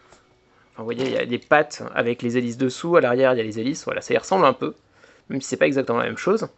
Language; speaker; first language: French; native; French